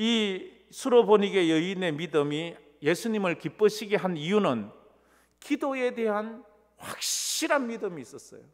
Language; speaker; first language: Korean; native; Korean